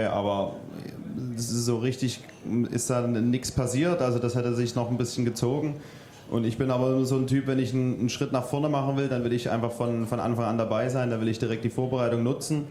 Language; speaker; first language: German; native; German